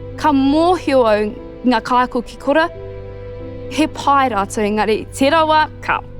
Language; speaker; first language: Māori; non-native, local second language; English